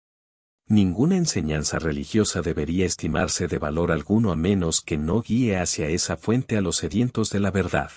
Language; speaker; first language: Spanish; native; Spanish